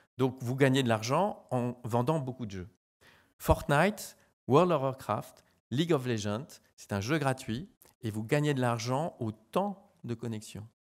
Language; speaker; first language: French; native; French